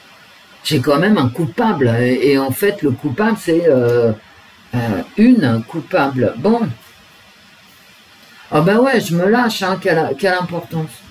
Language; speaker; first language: French; native; French